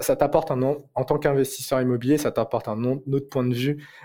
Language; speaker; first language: French; native; French